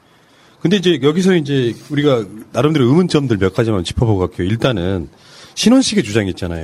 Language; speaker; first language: Korean; native; Korean